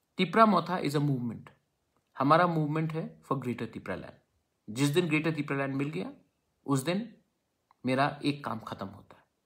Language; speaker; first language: Hindi; non-native, local second language; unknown